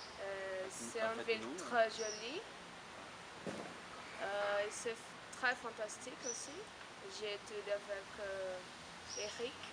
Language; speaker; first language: French; non-native, learner; Portuguese